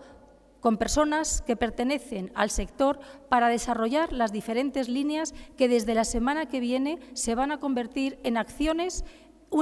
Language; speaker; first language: Spanish; native; Spanish